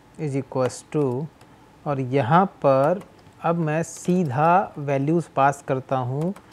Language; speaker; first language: Hindi; native; Hindi